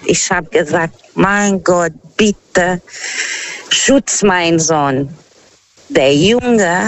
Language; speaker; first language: German; non-native, learner; Portuguese